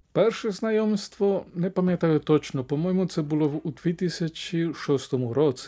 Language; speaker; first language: Ukrainian; non-native, fluent; Spanish